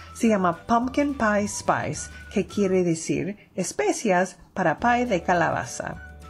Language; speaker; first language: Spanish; non-native, fluent; English